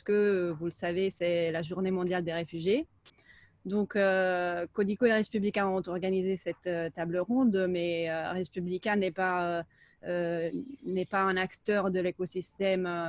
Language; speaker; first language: French; native; French